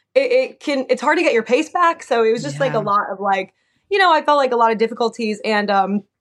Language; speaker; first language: English; native; English